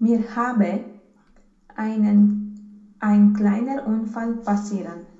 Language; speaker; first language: German; non-native, learner; Romanian